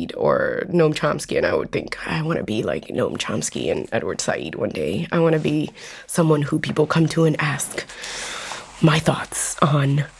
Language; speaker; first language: English; non-native, fluent; Spanish